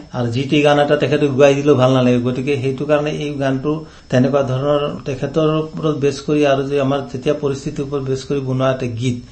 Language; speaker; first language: Assamese; non-native, local second language; Sadri